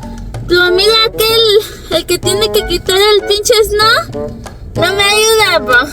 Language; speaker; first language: Spanish; early bilingual, heritage; Spanish